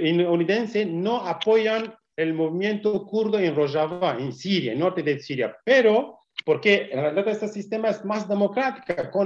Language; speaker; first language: Spanish; non-native, learner; Kurdish